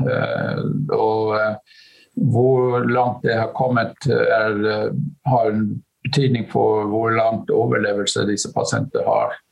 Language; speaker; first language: Norwegian; non-native, fluent; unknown